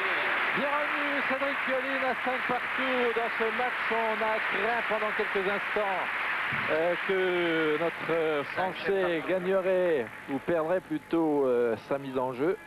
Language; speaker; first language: French; native; French